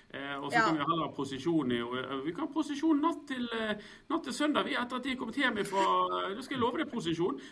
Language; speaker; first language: Norwegian; native; Norwegian